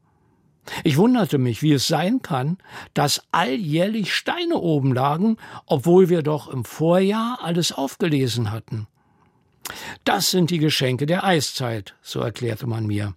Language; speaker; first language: German; native; German